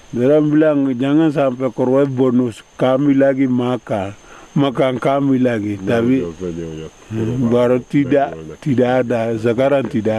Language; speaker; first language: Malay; non-native, local second language; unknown